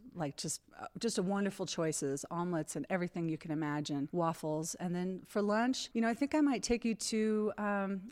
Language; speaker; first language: English; native; English